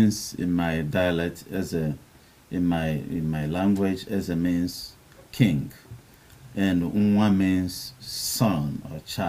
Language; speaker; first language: English; non-native, local second language; Igbo